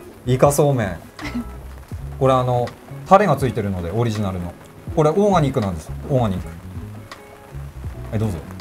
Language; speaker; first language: Japanese; native; Japanese